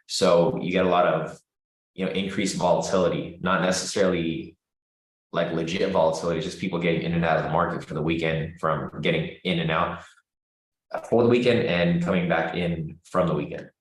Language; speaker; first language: English; native; English